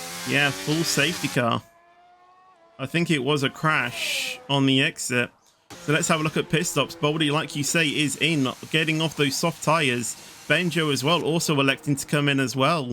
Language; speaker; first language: English; native; English